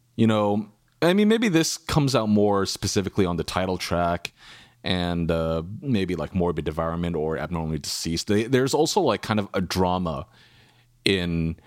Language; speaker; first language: English; native; English